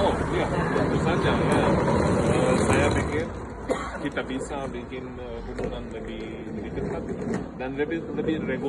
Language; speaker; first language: Indonesian; non-native, fluent; Bosnian